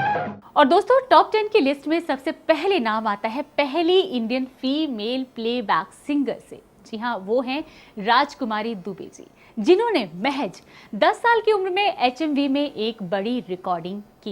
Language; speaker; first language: Hindi; native; Hindi